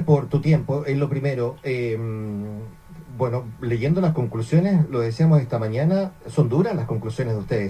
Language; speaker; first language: Spanish; native; Spanish